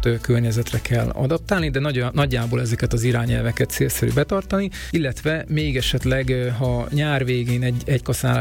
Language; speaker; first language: Hungarian; native; Hungarian